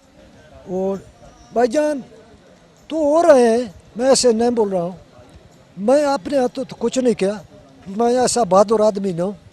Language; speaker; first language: Hindi; non-native, local second language; Baluchi